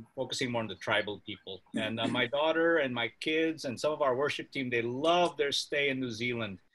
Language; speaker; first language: English; non-native, fluent; Korean